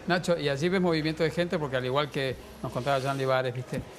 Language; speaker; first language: Spanish; native; Spanish